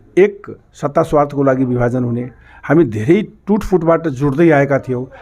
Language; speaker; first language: Nepali; non-native, local second language; Maithili